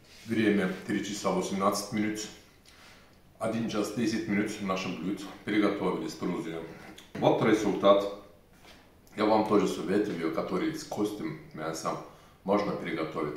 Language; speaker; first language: Russian; non-native, learner; Turkish